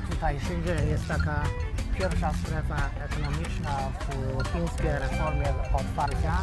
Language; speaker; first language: Polish; non-native, fluent; Chinese